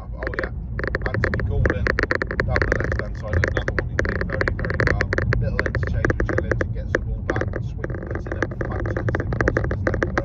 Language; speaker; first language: English; native; English